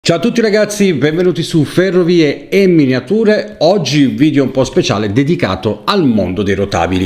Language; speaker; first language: Italian; native; Italian